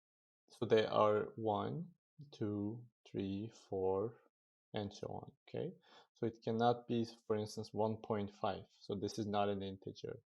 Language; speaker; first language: English; non-native, fluent; Turkish